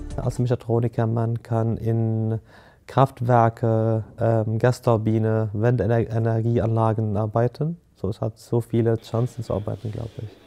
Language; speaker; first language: German; non-native, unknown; Arabic